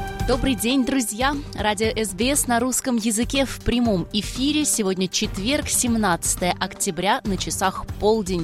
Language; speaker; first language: Russian; native; Russian